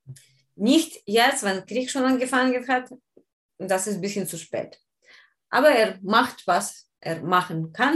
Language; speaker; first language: German; non-native, learner; Ukrainian